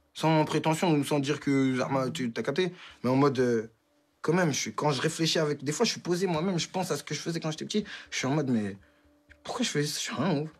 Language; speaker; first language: French; native; French